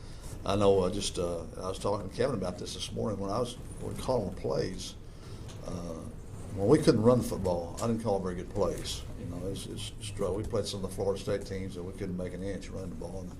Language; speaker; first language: English; native; English